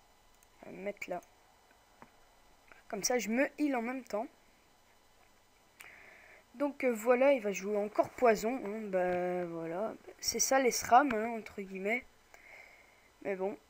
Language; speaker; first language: French; native; French